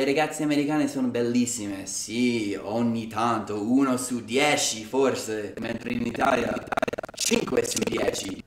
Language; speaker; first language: Italian; non-native, fluent; English